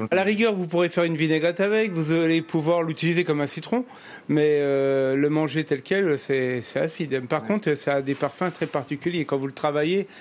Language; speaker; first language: French; native; French